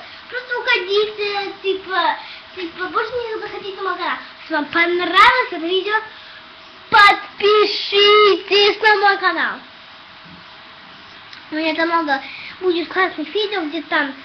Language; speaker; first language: Russian; early bilingual, heritage; Russian